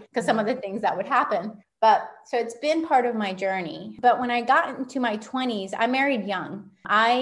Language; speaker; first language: English; early bilingual, other home language; Spanish